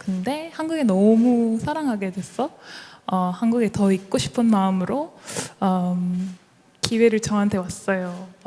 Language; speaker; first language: Korean; non-native, learner; French